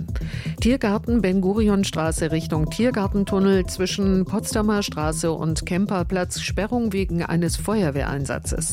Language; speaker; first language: German; native; German